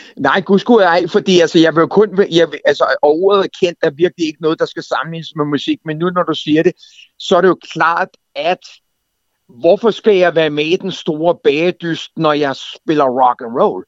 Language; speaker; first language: Danish; native; Danish